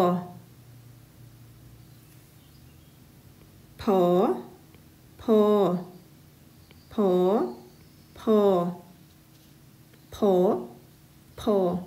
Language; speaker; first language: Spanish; non-native, fluent; Thai